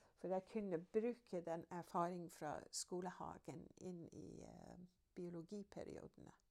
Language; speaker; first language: Norwegian; non-native, fluent; English